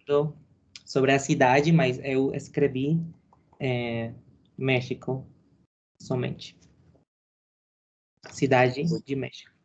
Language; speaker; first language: Portuguese; non-native, learner; Spanish